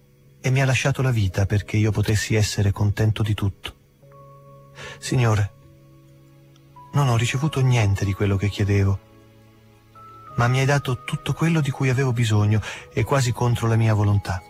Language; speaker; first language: Italian; native; Italian